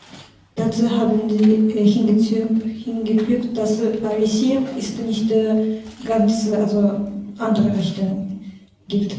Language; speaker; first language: German; non-native, learner; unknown